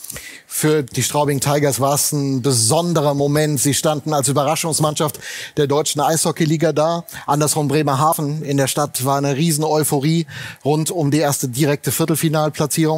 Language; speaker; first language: German; native; German